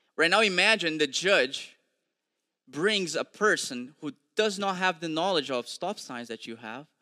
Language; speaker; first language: English; non-native, fluent; Portuguese